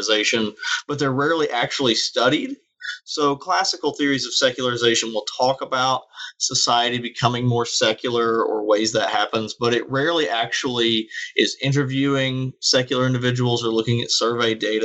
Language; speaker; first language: English; native; English